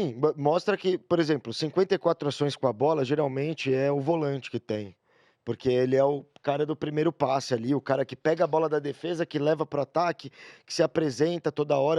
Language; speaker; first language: Portuguese; native; Portuguese